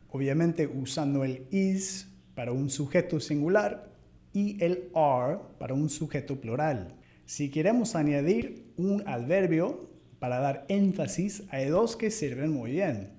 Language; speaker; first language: Spanish; non-native, fluent; English